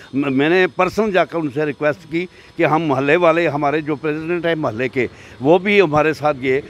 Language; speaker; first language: Hindi; native; Hindi